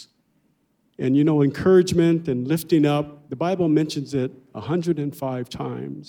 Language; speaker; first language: English; native; English